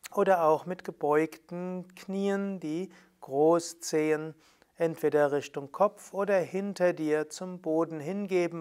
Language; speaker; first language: German; native; German